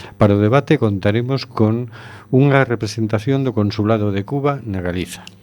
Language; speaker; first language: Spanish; native; Spanish